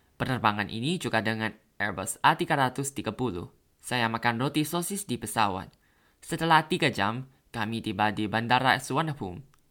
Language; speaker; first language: Indonesian; non-native, learner; Thai